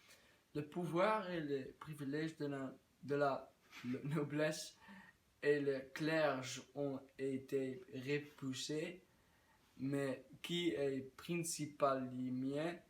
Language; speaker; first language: French; non-native, learner; Dutch